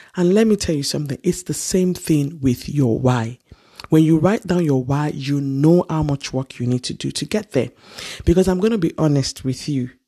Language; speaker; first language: English; non-native, local second language; Yoruba